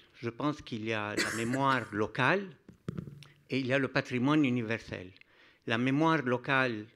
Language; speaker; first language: French; non-native, local second language; Arabic